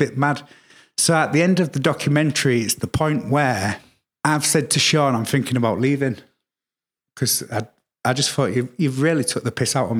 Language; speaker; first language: English; native; English